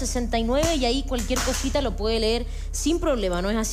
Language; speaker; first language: Spanish; native; Spanish